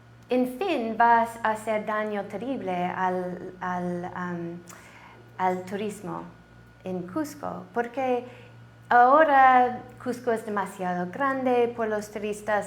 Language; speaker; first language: Spanish; non-native, learner; English